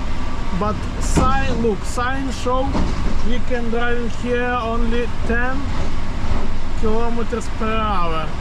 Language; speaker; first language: English; non-native, learner; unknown